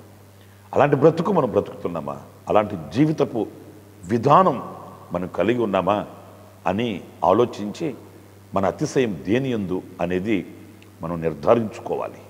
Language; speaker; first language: Telugu; native; Telugu